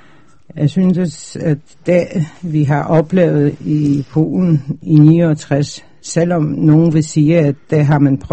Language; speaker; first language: Danish; non-native, fluent; Polish